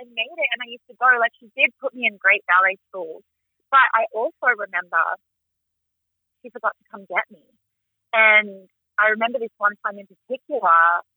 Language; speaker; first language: English; native; English